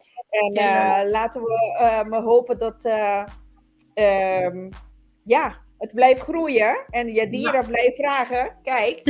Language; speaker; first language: Dutch; non-native, local second language; Papiamento